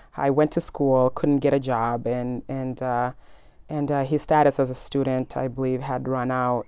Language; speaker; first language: English; early bilingual, other home language; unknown